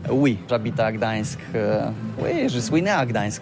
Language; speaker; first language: French; non-native, learner; Polish